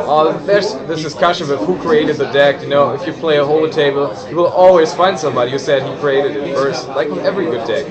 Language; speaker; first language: English; non-native, fluent; German